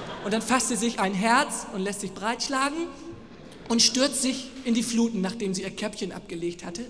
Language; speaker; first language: German; native; German